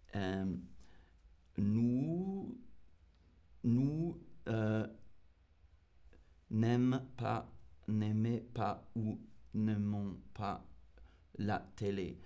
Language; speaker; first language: French; non-native, learner; English